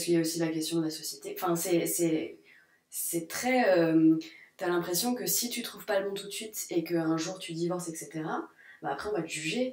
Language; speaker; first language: French; native; French